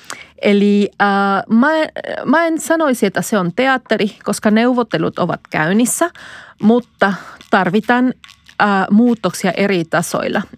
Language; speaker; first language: Finnish; non-native, fluent; Spanish